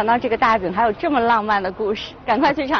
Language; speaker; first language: Chinese; native; Chinese